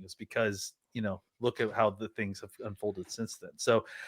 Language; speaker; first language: English; native; English